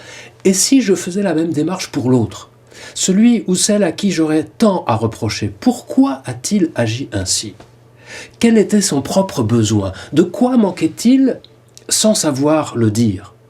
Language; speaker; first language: French; native; French